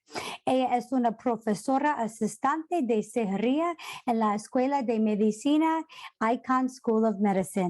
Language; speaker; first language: Spanish; non-native, fluent; English